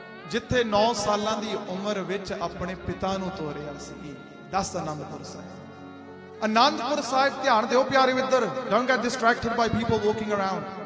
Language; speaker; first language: Punjabi; early bilingual, heritage; Punjabi